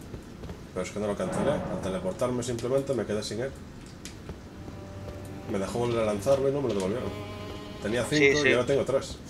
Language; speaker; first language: Spanish; native; Spanish